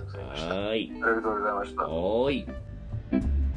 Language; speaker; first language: Japanese; non-native, learner; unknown